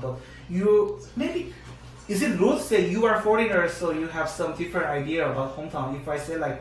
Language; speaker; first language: English; non-native, learner; Korean